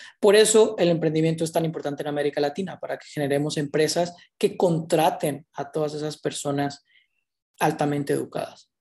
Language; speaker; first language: Spanish; native; Spanish